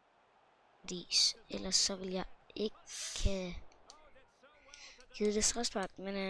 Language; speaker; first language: Danish; native; Danish